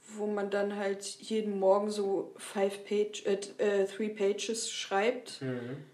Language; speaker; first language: German; native; German